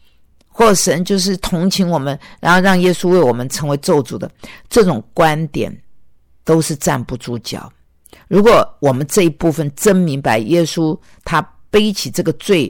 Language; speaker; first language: Chinese; native; Chinese